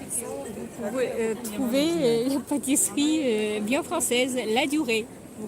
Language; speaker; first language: French; non-native, fluent; Russian